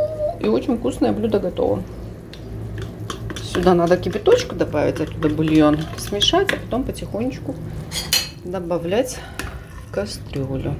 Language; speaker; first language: Russian; native; Russian